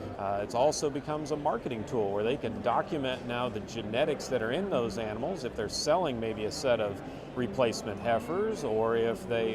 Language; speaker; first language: English; native; English